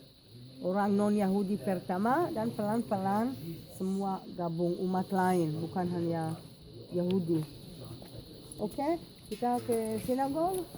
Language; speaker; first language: Indonesian; non-native, fluent; Hebrew